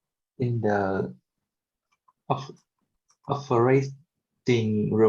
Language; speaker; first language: English; non-native, learner; Vietnamese